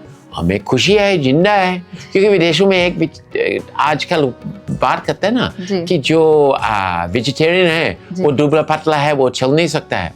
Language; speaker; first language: Hindi; non-native, fluent; English